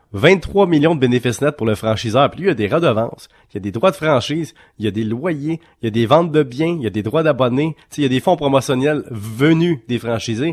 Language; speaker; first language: French; native; French